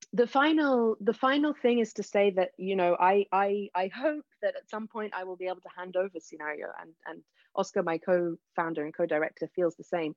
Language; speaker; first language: English; native; English